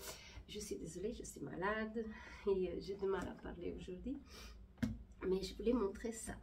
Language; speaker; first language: French; non-native, fluent; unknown